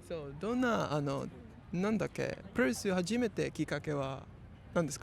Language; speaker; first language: Japanese; non-native, learner; English